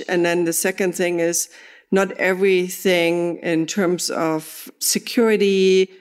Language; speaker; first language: English; non-native, fluent; German